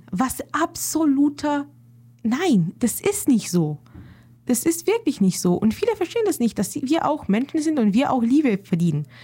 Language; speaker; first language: German; early bilingual, other home language; Romanian